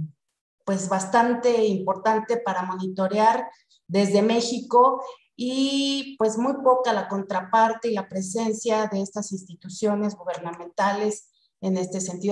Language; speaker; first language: Spanish; native; Spanish